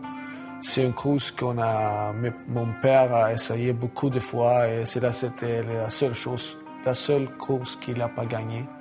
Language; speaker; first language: French; non-native, learner; Swedish